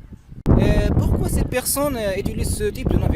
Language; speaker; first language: French; non-native, learner; Arabic